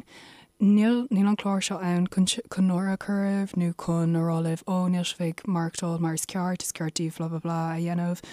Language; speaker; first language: Irish; non-native, local second language; English